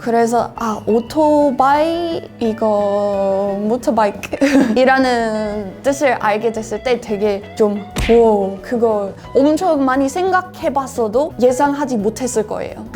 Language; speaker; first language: Korean; non-native, fluent; English